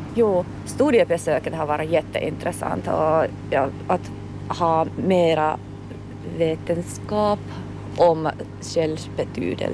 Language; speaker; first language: Swedish; non-native, local second language; Finnish